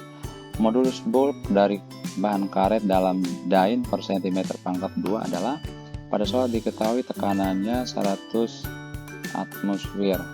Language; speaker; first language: Indonesian; native; Indonesian